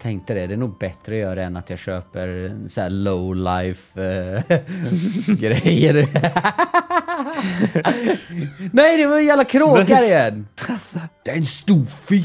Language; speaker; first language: Swedish; native; Swedish